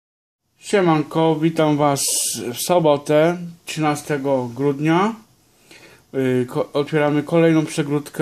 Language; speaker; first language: Polish; native; Polish